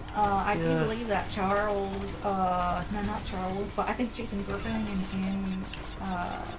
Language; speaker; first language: English; native; English